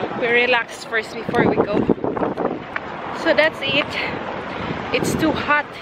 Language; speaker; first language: English; non-native, learner; Filipino